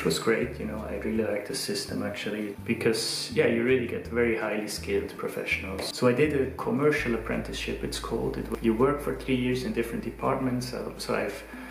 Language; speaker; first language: English; non-native, fluent; Swiss German